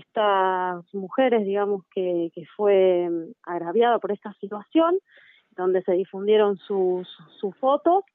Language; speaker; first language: Spanish; native; Spanish